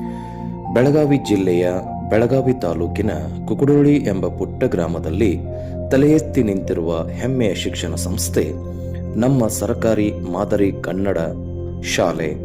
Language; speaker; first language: Kannada; native; Kannada